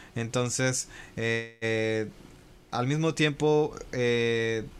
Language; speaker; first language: Spanish; early bilingual, heritage; Spanish